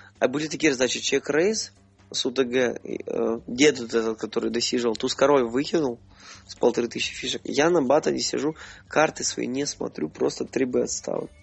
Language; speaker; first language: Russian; native; Russian